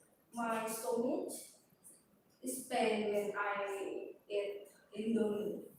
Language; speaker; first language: English; non-native, learner; Indonesian